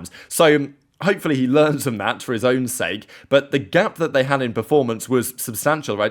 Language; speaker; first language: English; native; English